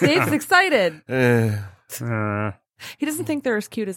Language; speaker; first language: English; native; English